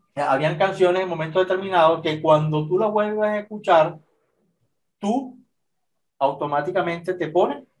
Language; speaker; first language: Spanish; native; Spanish